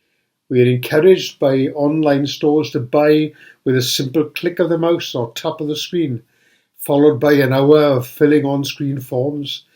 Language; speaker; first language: English; native; English